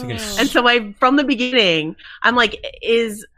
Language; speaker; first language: English; native; English